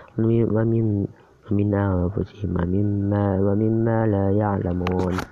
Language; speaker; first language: Arabic; non-native, learner; Indonesian